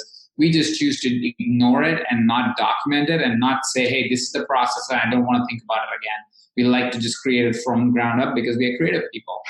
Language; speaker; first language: English; non-native, local second language; Hindi